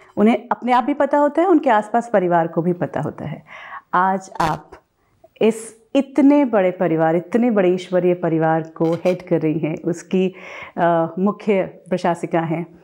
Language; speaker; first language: Hindi; native; Hindi